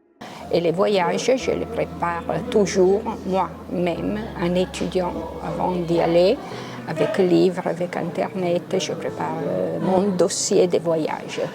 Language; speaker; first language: French; non-native, local second language; Italian